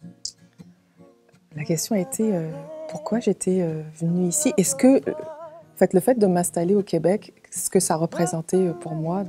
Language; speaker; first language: French; native; French